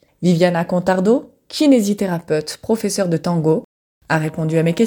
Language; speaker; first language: French; native; French